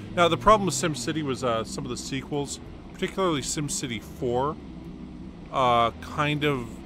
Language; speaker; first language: English; native; English